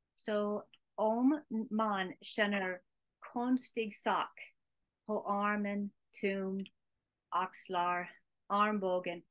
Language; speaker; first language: Swedish; non-native, learner; English